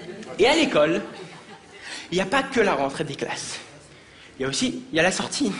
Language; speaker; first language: French; native; French